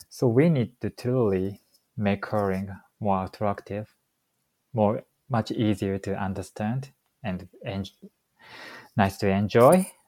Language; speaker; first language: English; non-native, fluent; Japanese